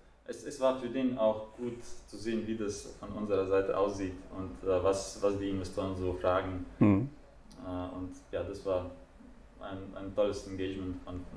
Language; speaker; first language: German; non-native, fluent; Latvian